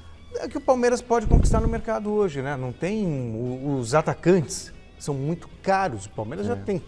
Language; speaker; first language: Portuguese; native; Portuguese